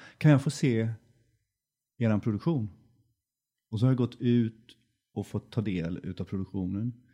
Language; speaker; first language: Swedish; native; Swedish